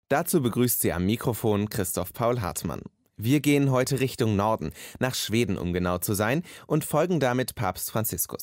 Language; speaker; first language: German; native; German